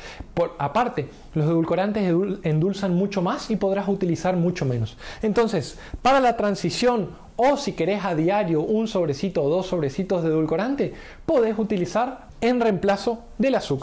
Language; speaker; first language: Spanish; native; Spanish